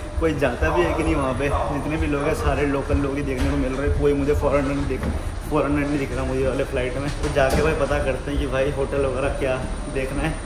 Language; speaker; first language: Hindi; native; Hindi